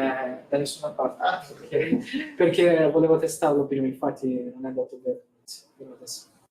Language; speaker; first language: Italian; non-native, fluent; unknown